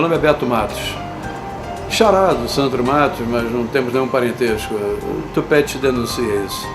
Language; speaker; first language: Portuguese; native; Portuguese